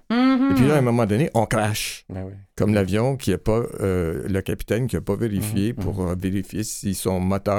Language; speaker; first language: French; native; French